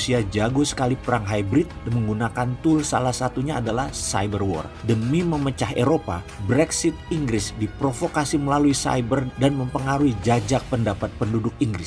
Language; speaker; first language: Indonesian; native; Indonesian